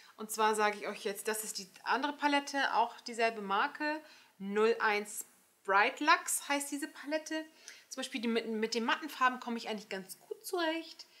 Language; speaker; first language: German; early bilingual, other home language; Turkish